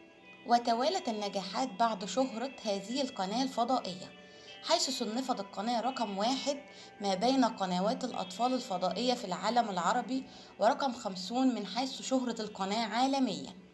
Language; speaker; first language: Arabic; native; Arabic